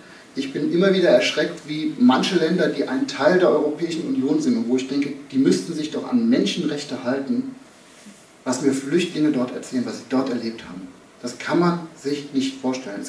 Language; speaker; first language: German; native; German